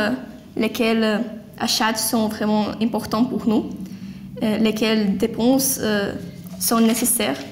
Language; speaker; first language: French; non-native, learner; Lithuanian